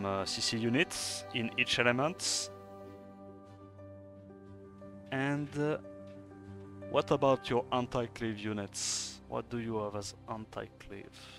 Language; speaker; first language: English; non-native, fluent; French